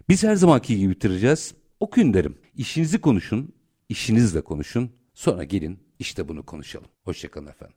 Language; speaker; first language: Turkish; native; Turkish